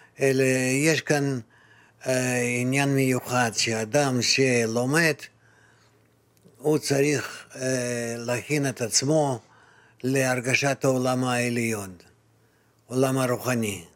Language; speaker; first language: Hebrew; non-native, fluent; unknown